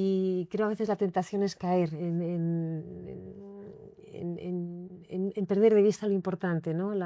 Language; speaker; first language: Spanish; native; Spanish